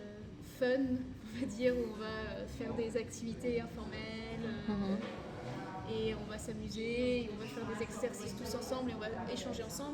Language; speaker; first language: French; native; French